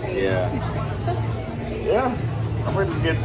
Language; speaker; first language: English; native; English